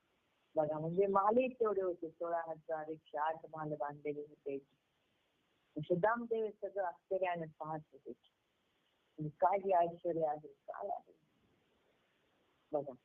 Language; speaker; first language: Marathi; native; Marathi